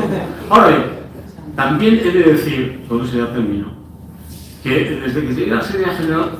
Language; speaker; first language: Spanish; native; Spanish